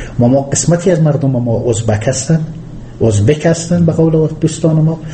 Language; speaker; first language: Persian; native; Persian